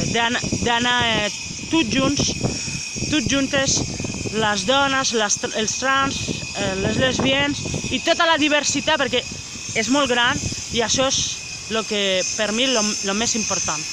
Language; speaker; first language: Catalan; non-native, local second language; Spanish